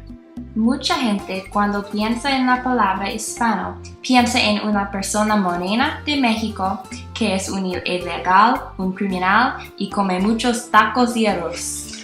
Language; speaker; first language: Spanish; non-native, learner; English